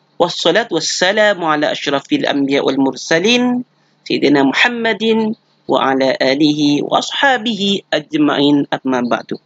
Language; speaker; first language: Arabic; non-native, fluent; Indonesian